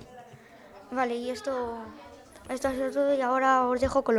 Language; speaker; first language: Spanish; native; Spanish